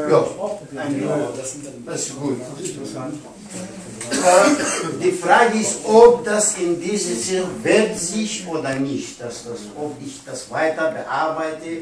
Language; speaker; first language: German; non-native, learner; Pashto